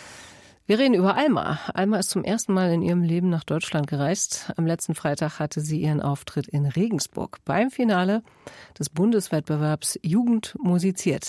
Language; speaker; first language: German; native; German